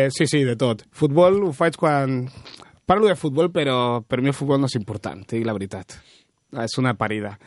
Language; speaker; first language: Catalan; early bilingual, other home language; Spanish